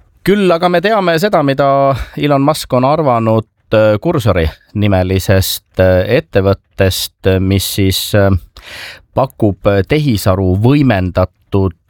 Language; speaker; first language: Estonian; native; Estonian